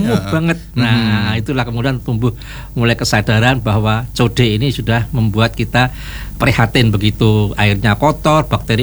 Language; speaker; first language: Indonesian; native; Indonesian